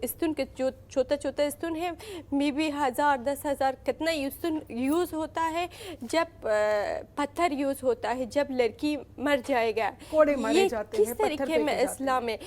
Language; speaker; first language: Hindi; non-native, learner; Persian